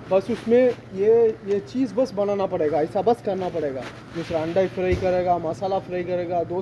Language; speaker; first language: Hindi; non-native, local second language; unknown